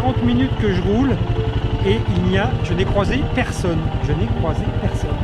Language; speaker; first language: French; native; French